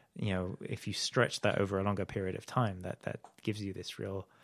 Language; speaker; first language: English; native; English